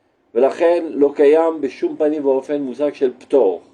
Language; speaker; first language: Hebrew; non-native, fluent; French